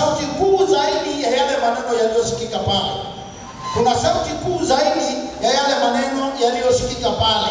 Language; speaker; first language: Swahili; native; Swahili